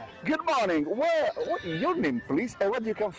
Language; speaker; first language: English; non-native, learner; Italian